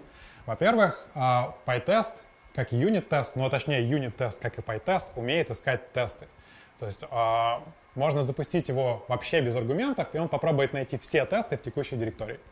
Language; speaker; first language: Russian; native; Russian